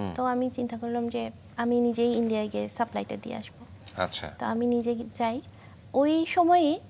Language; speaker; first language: Bangla; native; Bangla